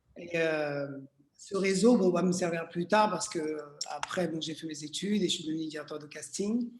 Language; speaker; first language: French; early bilingual, other home language; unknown